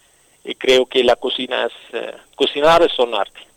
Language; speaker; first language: Spanish; non-native, fluent; Arabic